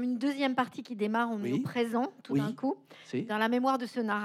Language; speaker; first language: French; native; French